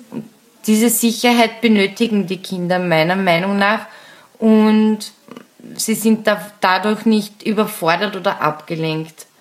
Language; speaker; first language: German; native; German